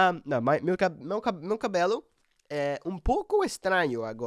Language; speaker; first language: Portuguese; non-native, learner; English